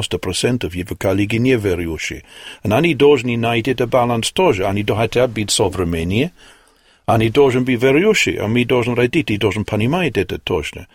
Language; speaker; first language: Russian; non-native, learner; English